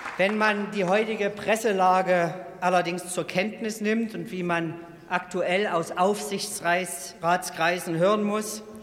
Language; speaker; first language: German; native; German